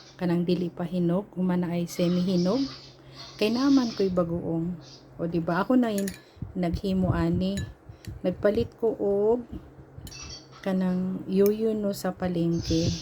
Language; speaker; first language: Cebuano; non-native, local second language; Filipino